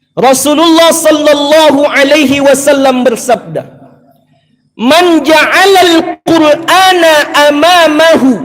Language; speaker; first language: Malay; native; Malay